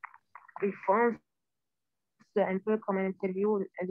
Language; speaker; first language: French; non-native, learner; Arabic